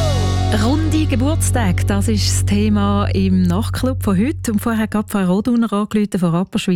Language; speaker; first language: German; native; German